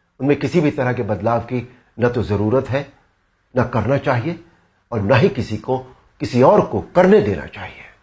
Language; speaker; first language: Hindi; native; Hindi